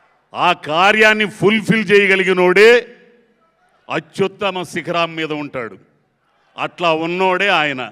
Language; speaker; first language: Telugu; native; Telugu